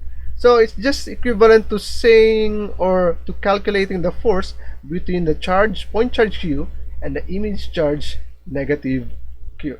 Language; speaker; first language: English; non-native, local second language; Filipino